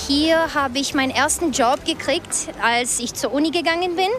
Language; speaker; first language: German; early bilingual, other home language; Portuguese